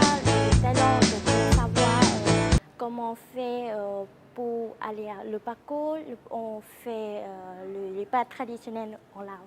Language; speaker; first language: French; non-native, learner; Lao